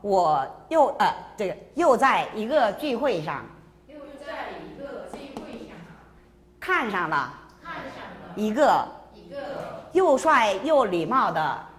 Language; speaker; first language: Chinese; non-native, fluent; Korean